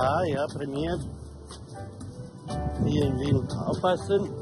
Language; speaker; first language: German; non-native, learner; Italian